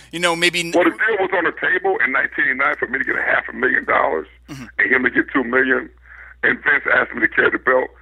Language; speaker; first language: English; native; English